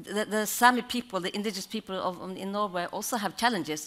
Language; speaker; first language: English; non-native, learner; Norwegian